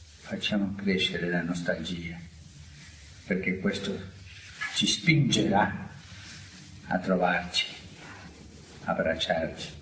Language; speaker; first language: Italian; non-native, fluent; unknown